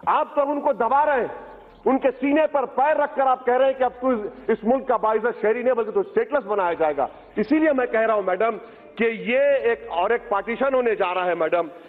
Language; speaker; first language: Urdu; native; Urdu